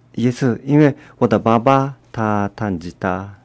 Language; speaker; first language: Chinese; non-native, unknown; Japanese